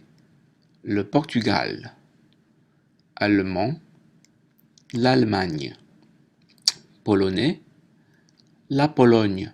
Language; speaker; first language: French; native; French